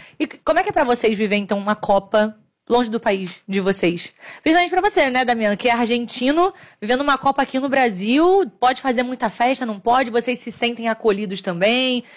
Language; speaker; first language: Portuguese; native; Portuguese